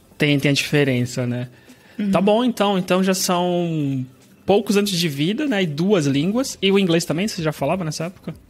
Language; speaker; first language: Portuguese; native; Portuguese